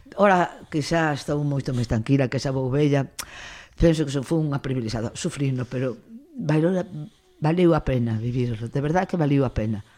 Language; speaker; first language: Galician; non-native, local second language; Spanish